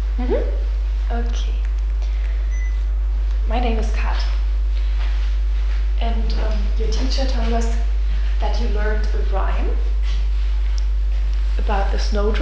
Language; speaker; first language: English; non-native, fluent; German